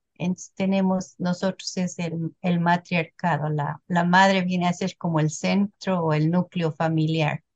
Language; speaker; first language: Spanish; native; Spanish